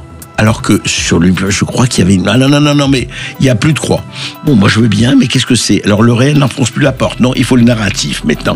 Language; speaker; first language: French; native; French